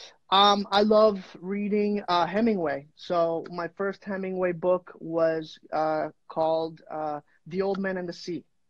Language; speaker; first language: English; non-native, fluent; Spanish